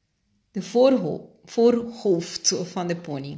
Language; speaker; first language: Dutch; non-native, fluent; Spanish